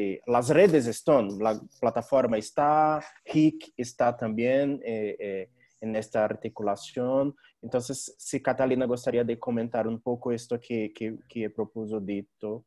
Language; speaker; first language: Portuguese; non-native, fluent; Spanish